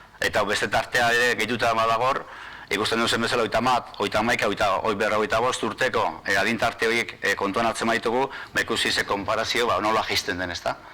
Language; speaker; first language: Basque; native; Basque